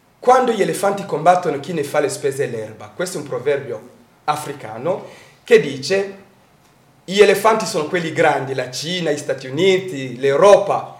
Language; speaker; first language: Italian; non-native, fluent; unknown